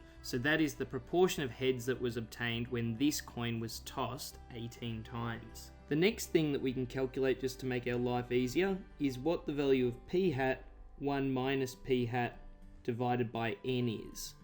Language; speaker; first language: English; native; English